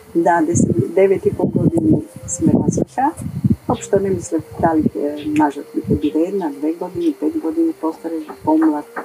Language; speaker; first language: Macedonian; early bilingual, heritage; Macedonian